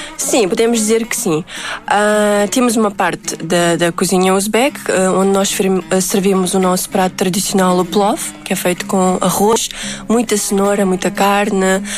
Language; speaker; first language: Portuguese; early bilingual, other home language; Uzbek